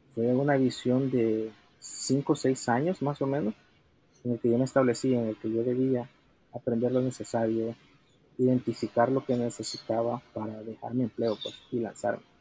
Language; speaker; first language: Spanish; native; Spanish